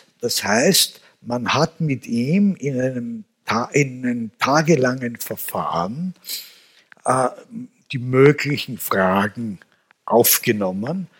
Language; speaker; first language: German; native; German